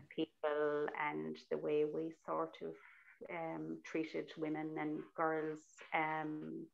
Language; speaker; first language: English; native; English